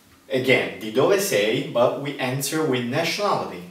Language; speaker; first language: English; non-native, fluent; Italian